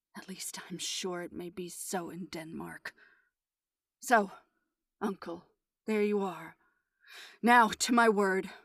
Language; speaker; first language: English; native; English